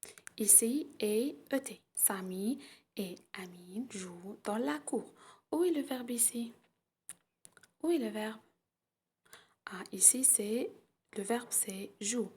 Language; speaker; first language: French; non-native, local second language; Arabic